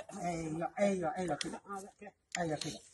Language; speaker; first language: Arabic; non-native, learner; Hindi